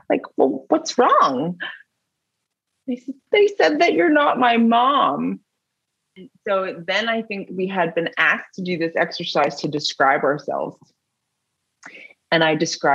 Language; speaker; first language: English; native; English